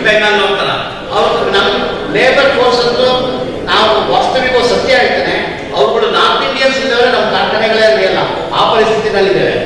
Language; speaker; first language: Kannada; native; Kannada